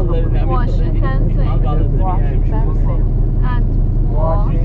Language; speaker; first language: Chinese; non-native, learner; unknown